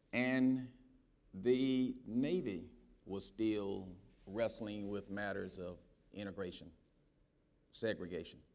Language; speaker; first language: English; native; English